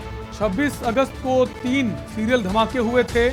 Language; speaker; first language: Hindi; native; Hindi